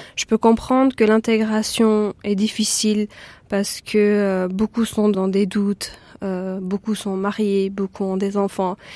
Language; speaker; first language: French; early bilingual, other home language; Persian